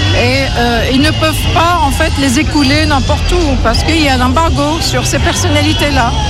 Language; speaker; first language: French; non-native, fluent; Kurdish